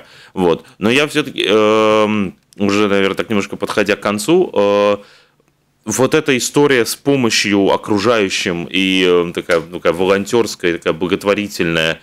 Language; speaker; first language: Russian; native; Russian